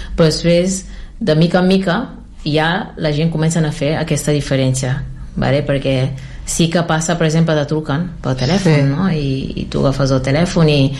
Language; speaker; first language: Catalan; early bilingual, other home language; Lingala